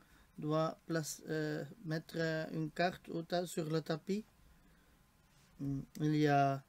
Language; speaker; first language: French; non-native, local second language; Dutch